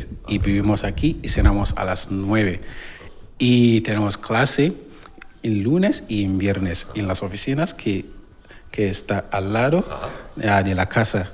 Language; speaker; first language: Spanish; non-native, fluent; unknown